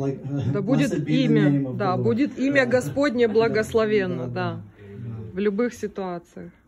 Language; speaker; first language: Russian; native; Russian